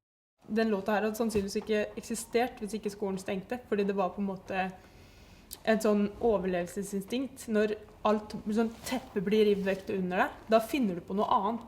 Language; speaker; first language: Norwegian; native; Norwegian